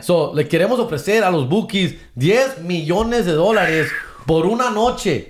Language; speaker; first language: Spanish; early bilingual, other home language; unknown